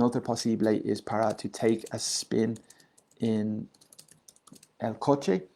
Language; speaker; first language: Spanish; non-native, learner; English